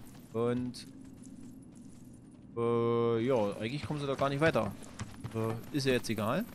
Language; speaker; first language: German; native; German